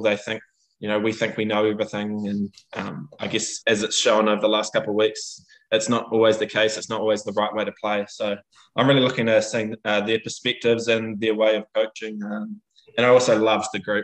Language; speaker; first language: English; native; English